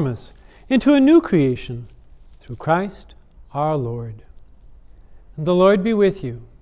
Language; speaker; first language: English; native; English